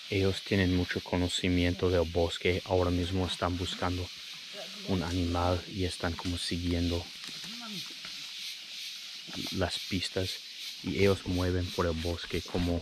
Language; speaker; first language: Spanish; non-native, fluent; English